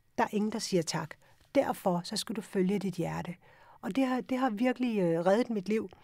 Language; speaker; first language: Danish; early bilingual, other home language; Urdu